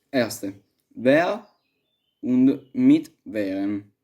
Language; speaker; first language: German; non-native, learner; Italian